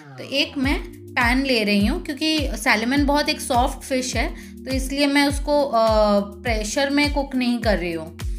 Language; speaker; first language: Hindi; non-native, local second language; Bangla